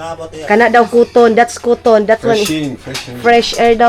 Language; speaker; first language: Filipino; non-native, local second language; Cebuano